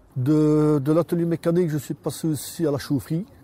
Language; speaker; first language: French; native; French